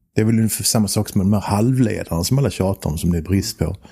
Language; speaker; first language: Swedish; native; Swedish